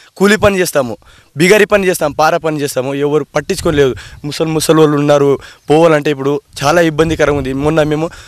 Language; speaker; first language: Telugu; non-native, local second language; Lambadi